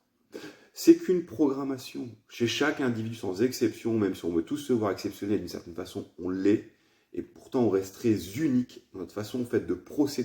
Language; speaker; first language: French; native; French